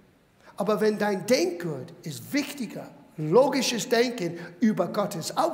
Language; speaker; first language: German; non-native, fluent; English